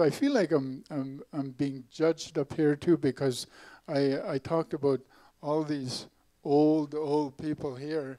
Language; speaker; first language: English; native; English